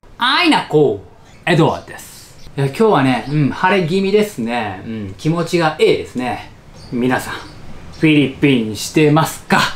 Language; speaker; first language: Japanese; native; Japanese